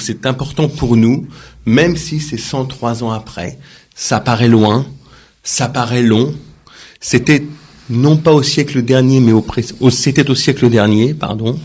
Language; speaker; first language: French; native; French